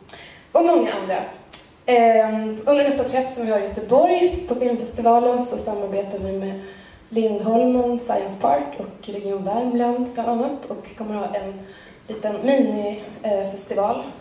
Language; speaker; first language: Swedish; native; Swedish